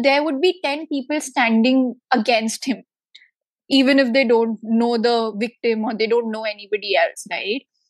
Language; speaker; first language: English; non-native, local second language; Hindi